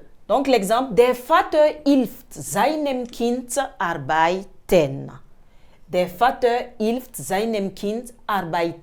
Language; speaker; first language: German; non-native, fluent; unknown